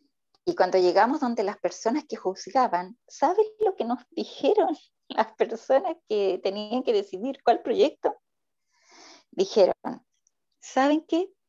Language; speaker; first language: Spanish; native; Spanish